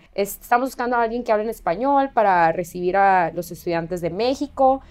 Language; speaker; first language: Spanish; native; Spanish